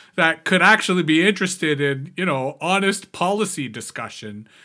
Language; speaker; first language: English; native; English